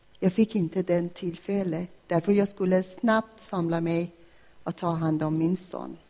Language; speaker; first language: Swedish; non-native, fluent; Persian